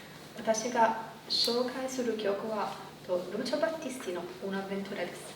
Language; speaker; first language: Japanese; non-native, learner; Italian